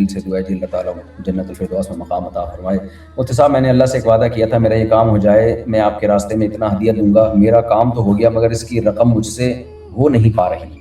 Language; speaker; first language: Urdu; native; Urdu